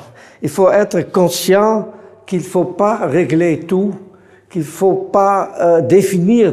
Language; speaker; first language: French; non-native, fluent; Dutch